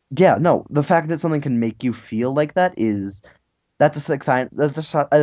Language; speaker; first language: English; native; English